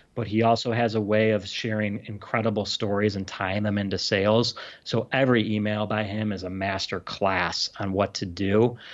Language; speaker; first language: English; native; English